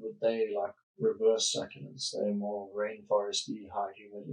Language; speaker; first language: English; native; English